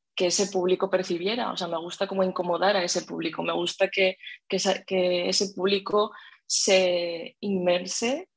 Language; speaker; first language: Spanish; native; Spanish